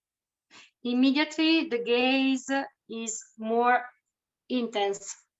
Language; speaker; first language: English; non-native, fluent; Italian